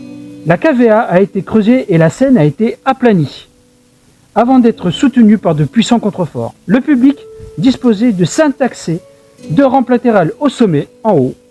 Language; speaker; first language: French; native; French